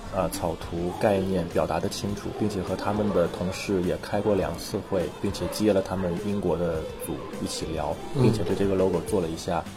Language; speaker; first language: Chinese; native; Chinese